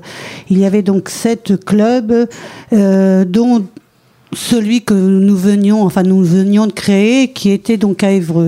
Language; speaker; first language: French; native; French